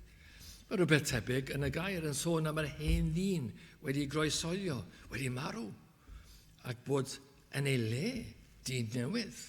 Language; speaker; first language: Welsh; native; Welsh